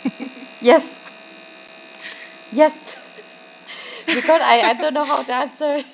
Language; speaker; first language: English; non-native, learner; Vietnamese